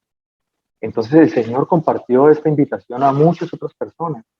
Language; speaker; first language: Spanish; native; Spanish